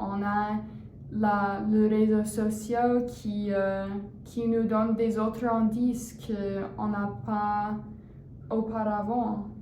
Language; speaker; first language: French; non-native, learner; English